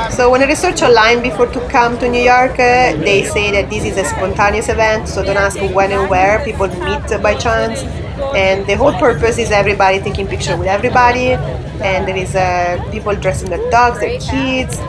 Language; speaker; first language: English; non-native, fluent; Italian